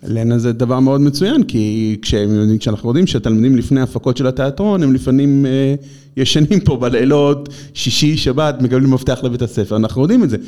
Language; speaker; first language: Hebrew; native; Hebrew